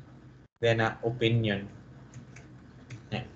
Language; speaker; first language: English; non-native, local second language; Filipino